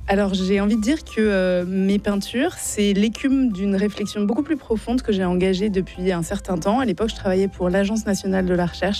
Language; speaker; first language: French; native; French